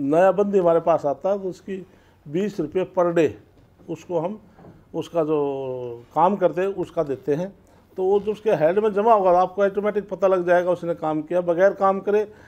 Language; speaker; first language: Hindi; native; Hindi